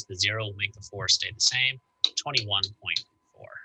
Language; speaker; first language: English; native; English